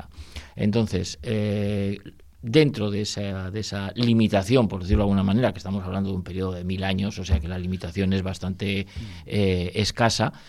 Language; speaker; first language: Spanish; native; Spanish